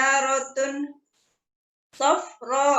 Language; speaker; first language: Arabic; non-native, learner; Indonesian